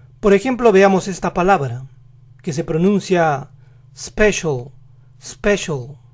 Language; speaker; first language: Spanish; native; Spanish